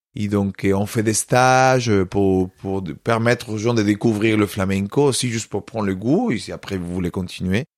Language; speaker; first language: French; non-native, fluent; Spanish